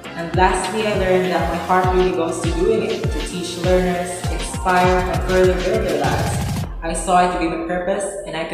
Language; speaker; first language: English; non-native, local second language; Cebuano